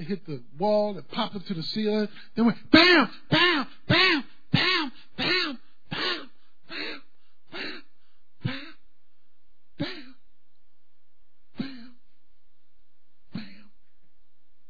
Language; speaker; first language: English; native; English